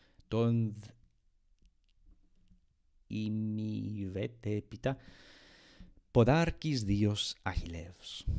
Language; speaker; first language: Greek; non-native, learner; English